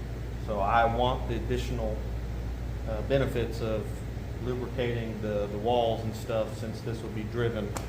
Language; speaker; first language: English; native; English